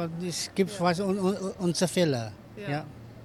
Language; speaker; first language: German; non-native, learner; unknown